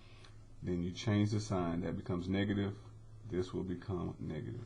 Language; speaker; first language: English; native; English